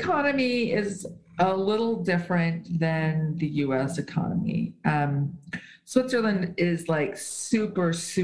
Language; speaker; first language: English; native; English